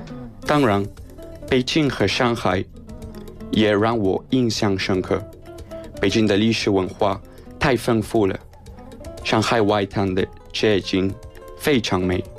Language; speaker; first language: Chinese; non-native, fluent; Spanish